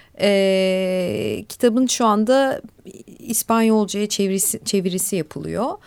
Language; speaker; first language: Turkish; native; Turkish